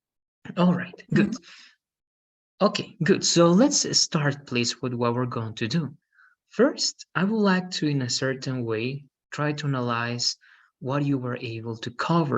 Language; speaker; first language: English; non-native, fluent; Spanish